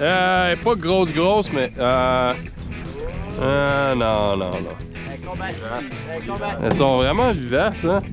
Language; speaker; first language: French; native; French